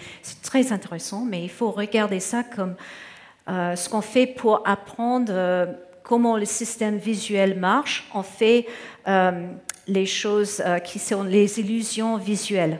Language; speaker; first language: French; non-native, fluent; English